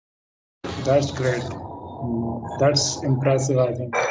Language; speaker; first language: English; non-native, fluent; Hindi